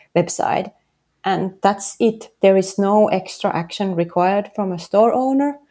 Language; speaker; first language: English; non-native, fluent; Finnish